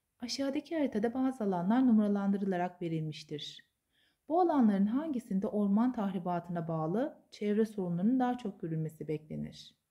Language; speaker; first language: Turkish; native; Turkish